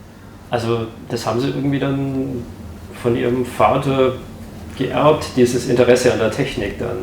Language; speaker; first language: German; native; German